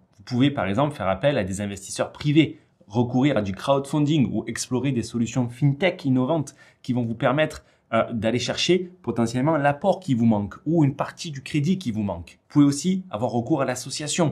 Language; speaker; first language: French; native; French